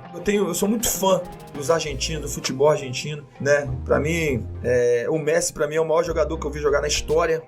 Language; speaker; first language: Portuguese; native; Portuguese